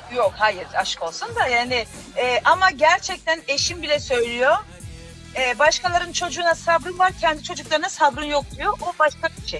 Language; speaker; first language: Turkish; non-native, fluent; French